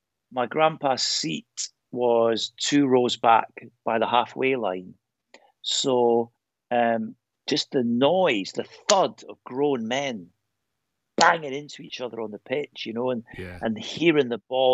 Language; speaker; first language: English; native; English